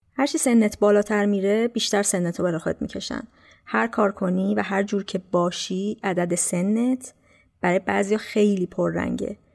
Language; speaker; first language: Persian; native; Persian